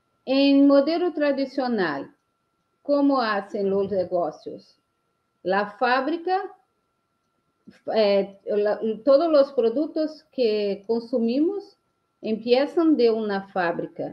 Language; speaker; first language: Portuguese; non-native, learner; Spanish